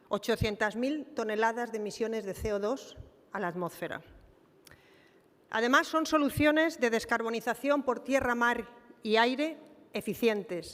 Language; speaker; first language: Spanish; native; Spanish